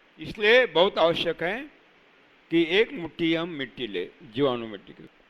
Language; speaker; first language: Hindi; non-native, local second language; Marathi